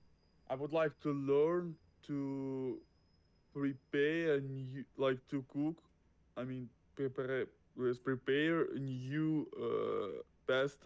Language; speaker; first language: English; non-native, learner; Russian